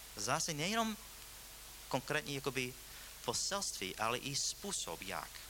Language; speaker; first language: Czech; non-native, fluent; English